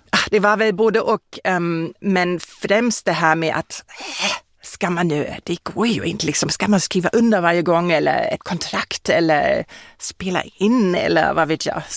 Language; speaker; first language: Swedish; non-native, fluent; German